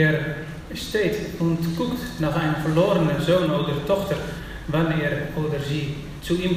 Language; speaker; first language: German; non-native, fluent; Dutch